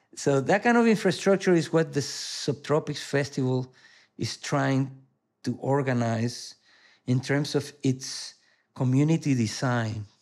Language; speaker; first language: English; non-native, fluent; Spanish